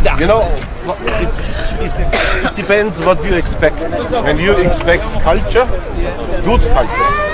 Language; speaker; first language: English; non-native, learner; German